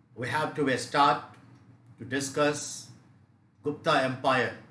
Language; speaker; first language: English; non-native, local second language; Hindi